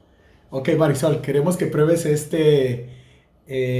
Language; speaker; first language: Spanish; native; Spanish